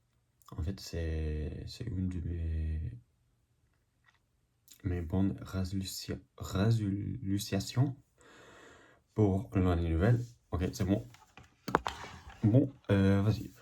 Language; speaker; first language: French; non-native, learner; English